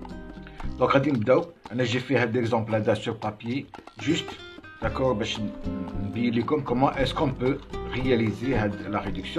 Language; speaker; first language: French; non-native, local second language; Arabic